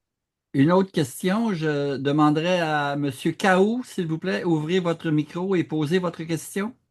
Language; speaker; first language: French; native; French